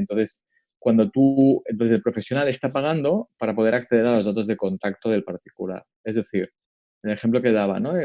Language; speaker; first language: Spanish; native; Spanish